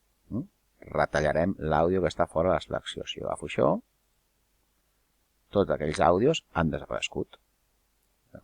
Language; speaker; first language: Catalan; native; Catalan